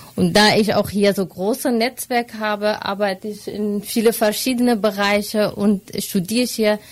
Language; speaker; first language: German; non-native, fluent; Arabic